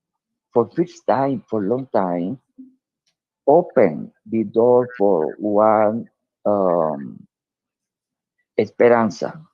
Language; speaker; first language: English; non-native, learner; Spanish